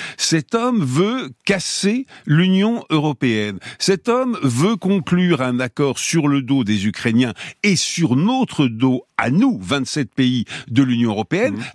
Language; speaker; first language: French; native; French